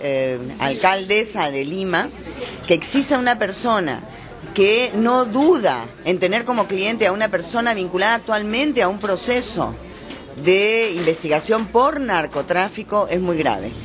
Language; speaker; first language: Spanish; native; Spanish